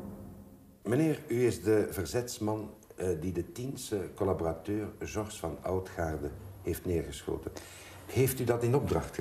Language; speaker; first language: Dutch; native; Dutch